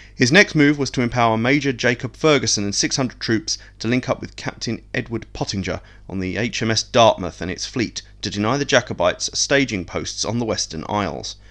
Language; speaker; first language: English; native; English